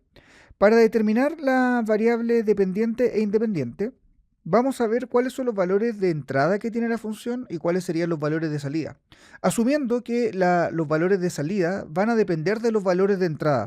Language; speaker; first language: Spanish; native; Spanish